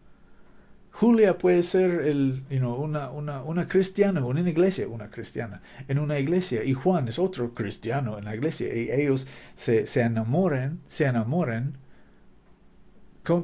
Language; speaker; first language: Spanish; non-native, learner; English